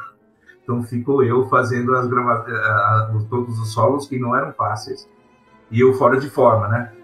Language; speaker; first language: Portuguese; non-native, fluent; English